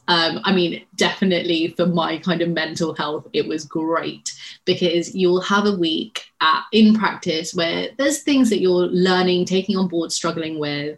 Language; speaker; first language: English; native; English